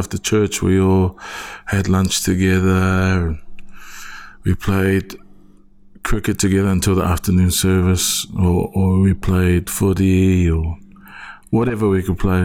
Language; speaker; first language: English; native; English